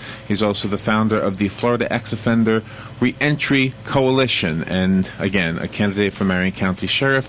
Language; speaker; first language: English; native; English